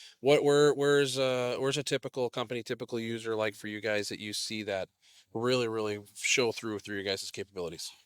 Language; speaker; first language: English; native; English